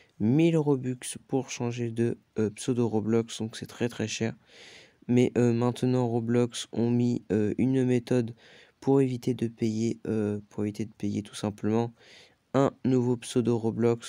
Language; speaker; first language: French; native; French